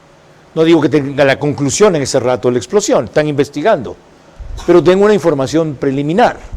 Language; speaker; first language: Spanish; native; Spanish